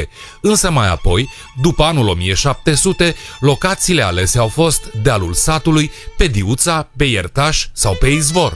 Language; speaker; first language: Romanian; native; Romanian